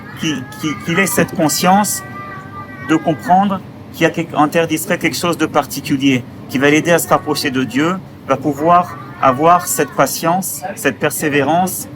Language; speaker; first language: French; native; French